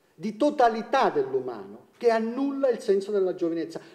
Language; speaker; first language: Italian; native; Italian